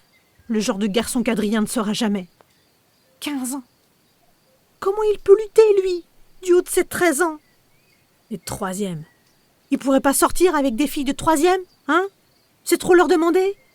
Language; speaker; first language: French; native; French